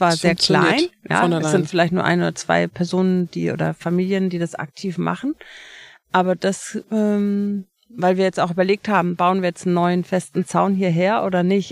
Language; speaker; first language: German; native; German